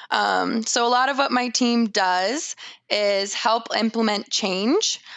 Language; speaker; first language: English; native; English